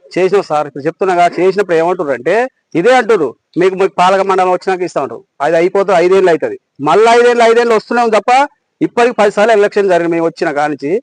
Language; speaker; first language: Telugu; native; Telugu